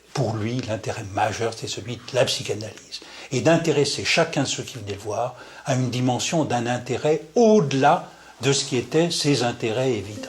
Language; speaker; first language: French; native; French